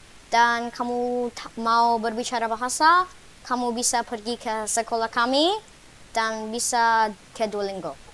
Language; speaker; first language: Indonesian; non-native, learner; English